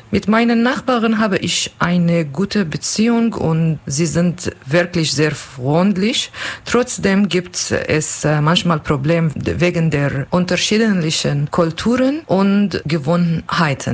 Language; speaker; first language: German; non-native, learner; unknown